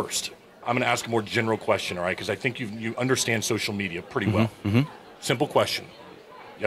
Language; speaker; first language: English; native; English